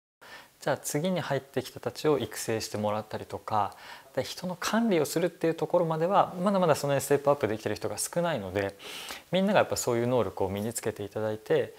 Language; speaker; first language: Japanese; native; Japanese